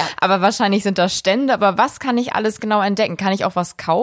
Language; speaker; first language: German; native; German